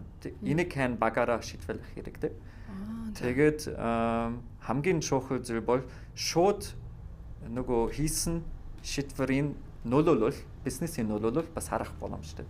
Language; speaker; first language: Mongolian; non-native, fluent; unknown